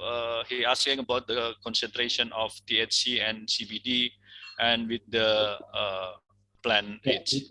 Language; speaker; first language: English; non-native, fluent; Indonesian